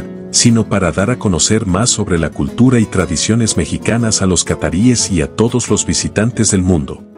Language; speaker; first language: Spanish; native; Spanish